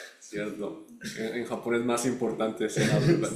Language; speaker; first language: Spanish; native; Spanish